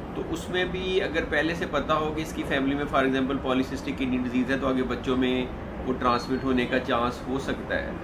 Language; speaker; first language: Urdu; non-native, local second language; Punjabi